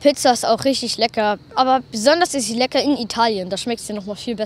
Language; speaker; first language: German; native; German